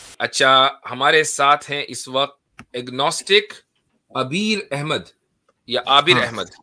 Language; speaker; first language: Hindi; native; Hindi